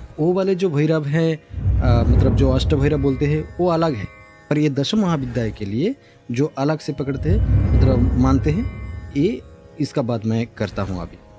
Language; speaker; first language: Hindi; non-native, local second language; Bangla